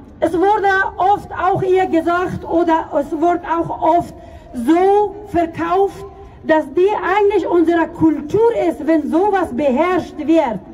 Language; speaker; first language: German; non-native, fluent; Persian